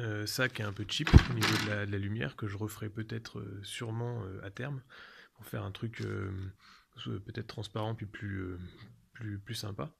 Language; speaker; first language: French; native; French